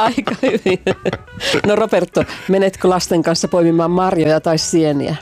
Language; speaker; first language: Finnish; native; Finnish